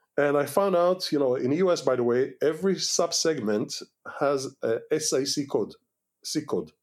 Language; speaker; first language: English; non-native, fluent; Hebrew